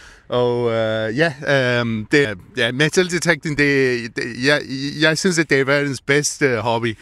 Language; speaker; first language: Danish; non-native, fluent; English